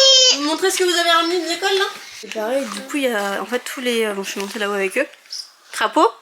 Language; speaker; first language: French; native; French